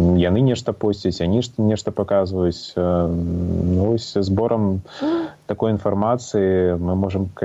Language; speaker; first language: Belarusian; non-native, local second language; Russian